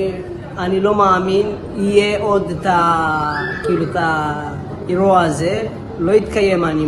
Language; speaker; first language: Hebrew; non-native, learner; Tigrinya